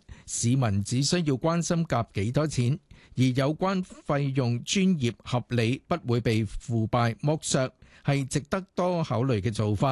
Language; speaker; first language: Cantonese; native; Cantonese